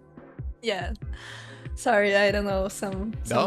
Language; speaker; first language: English; non-native, fluent; Portuguese